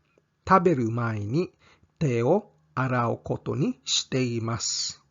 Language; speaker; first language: Japanese; non-native, fluent; English